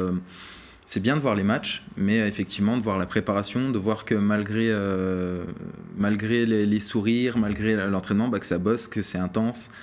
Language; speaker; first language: French; native; French